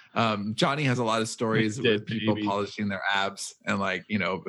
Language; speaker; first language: English; native; English